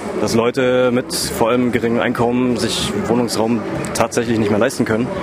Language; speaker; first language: German; native; German